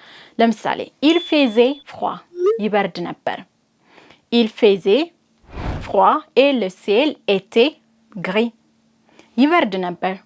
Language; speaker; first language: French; non-native, fluent; Amharic